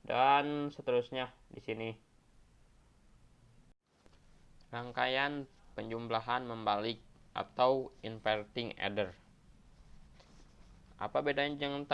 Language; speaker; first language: Indonesian; native; Indonesian